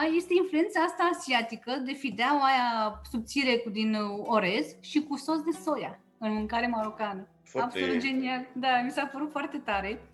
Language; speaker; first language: Romanian; native; Romanian